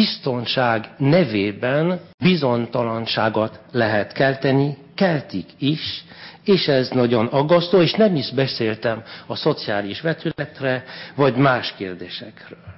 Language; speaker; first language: Hungarian; non-native, fluent; French